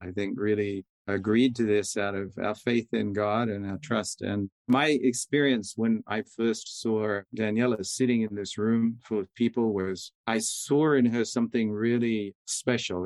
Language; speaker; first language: English; native; English